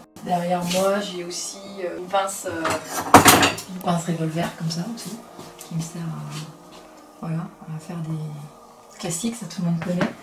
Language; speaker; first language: French; native; French